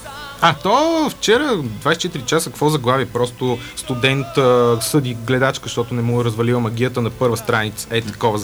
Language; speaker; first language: Bulgarian; native; Bulgarian